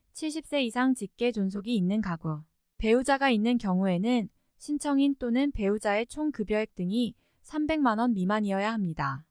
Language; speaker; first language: Korean; native; Korean